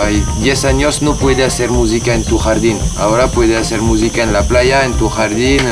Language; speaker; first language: Spanish; non-native, learner; French